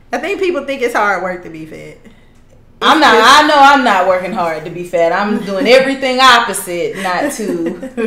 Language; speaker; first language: English; native; English